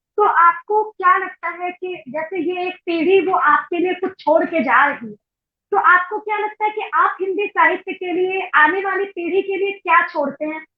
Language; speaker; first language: Hindi; native; Hindi